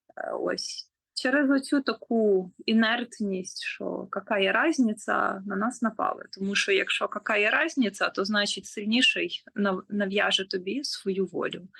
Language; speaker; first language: Ukrainian; native; Ukrainian